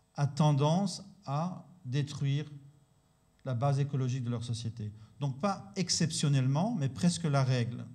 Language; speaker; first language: French; native; French